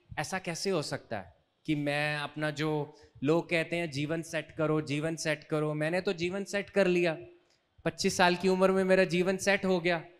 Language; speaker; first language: Hindi; native; Hindi